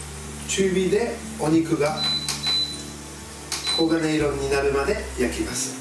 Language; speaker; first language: Japanese; non-native, fluent; French